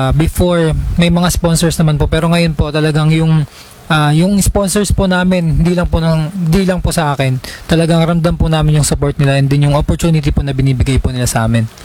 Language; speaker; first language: Filipino; native; Filipino